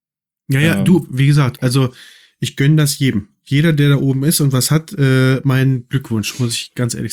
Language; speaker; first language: German; native; German